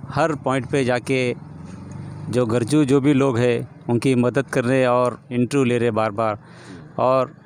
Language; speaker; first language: Hindi; non-native, local second language; Urdu